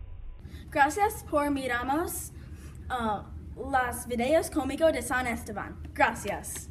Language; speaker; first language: Spanish; non-native, learner; English